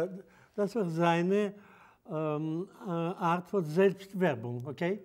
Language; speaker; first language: German; non-native, fluent; Russian